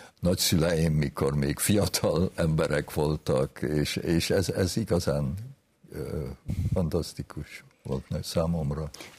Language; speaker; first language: Hungarian; early bilingual, heritage; Hungarian